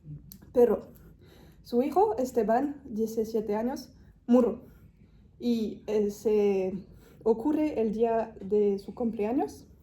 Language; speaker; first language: Spanish; non-native, fluent; French